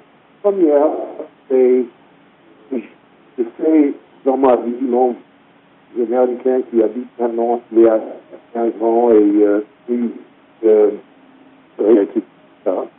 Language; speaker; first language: French; non-native, fluent; English